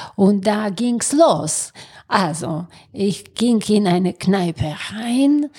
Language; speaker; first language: German; non-native, fluent; Bulgarian